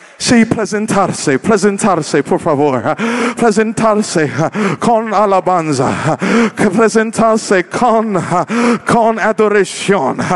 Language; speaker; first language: Spanish; non-native, learner; English